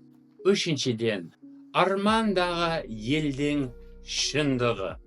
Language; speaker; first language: Kazakh; non-native, fluent; English